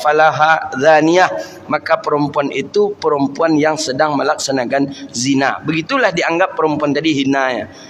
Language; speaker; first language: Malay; non-native, local second language; Minangkabau